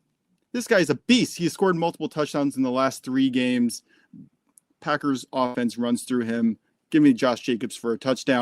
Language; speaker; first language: English; native; English